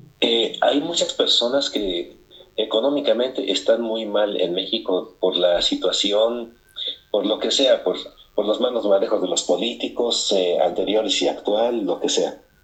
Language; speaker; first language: Spanish; native; Spanish